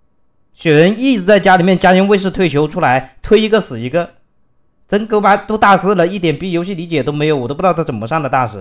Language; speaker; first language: Chinese; native; Chinese